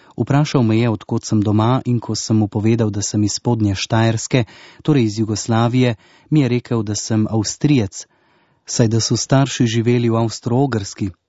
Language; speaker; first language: Slovenian; native; Slovenian